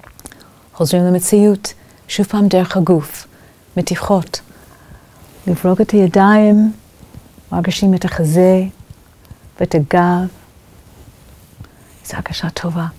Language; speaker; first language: Hebrew; non-native, fluent; English